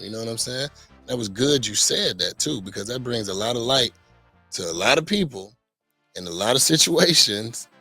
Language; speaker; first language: English; native; English